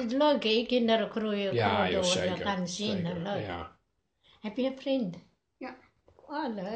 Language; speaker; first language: Dutch; non-native, learner; Nepali